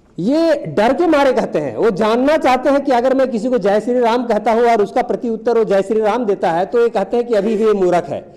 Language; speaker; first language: Hindi; native; Hindi